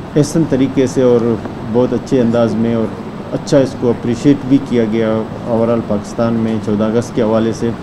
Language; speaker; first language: Urdu; non-native, local second language; Baluchi